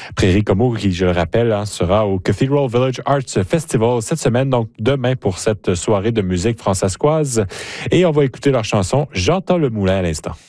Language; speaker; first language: French; native; French